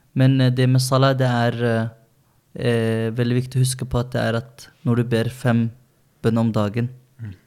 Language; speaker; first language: Norwegian; early bilingual, other home language; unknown